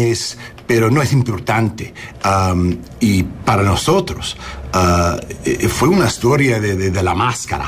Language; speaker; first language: Spanish; non-native, learner; English